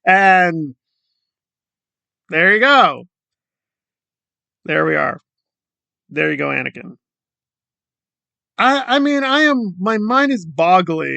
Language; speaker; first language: English; native; English